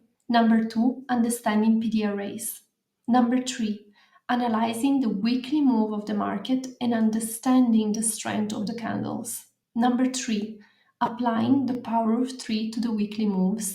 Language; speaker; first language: English; non-native, fluent; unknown